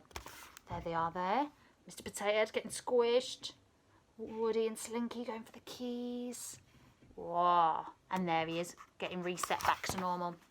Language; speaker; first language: English; native; English